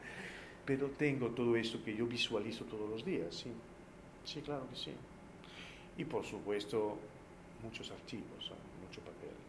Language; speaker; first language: Spanish; early bilingual, heritage; Spanish